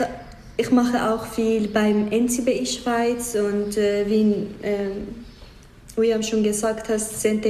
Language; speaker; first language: German; non-native, fluent; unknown